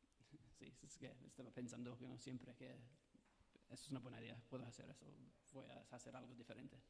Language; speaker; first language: Spanish; non-native, fluent; English